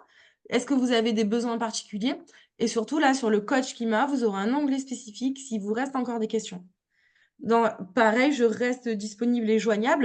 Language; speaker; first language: French; native; French